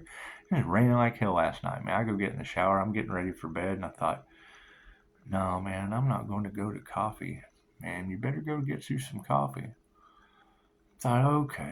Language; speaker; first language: English; native; English